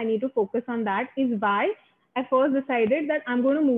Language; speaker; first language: English; non-native, local second language; Marathi